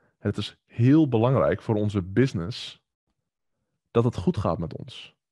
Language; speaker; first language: Dutch; native; Dutch